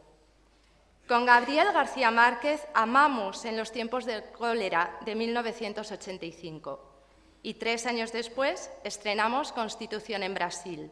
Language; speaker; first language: Spanish; native; Spanish